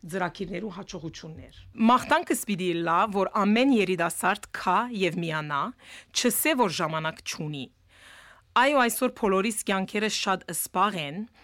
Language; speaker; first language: Armenian; early bilingual, heritage; Armenian